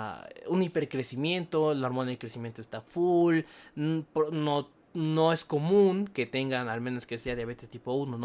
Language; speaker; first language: Spanish; native; Spanish